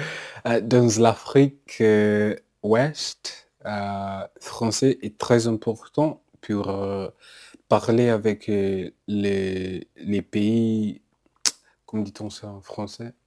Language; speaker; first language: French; non-native, learner; English